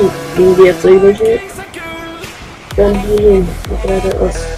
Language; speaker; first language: German; native; German